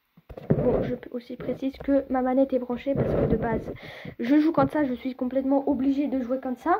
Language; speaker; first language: French; native; French